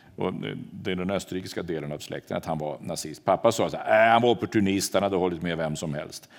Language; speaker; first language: Swedish; native; Swedish